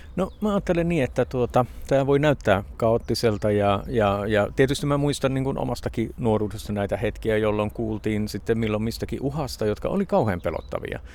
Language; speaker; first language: Finnish; native; Finnish